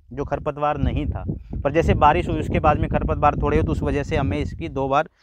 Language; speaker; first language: Hindi; non-native, local second language; Punjabi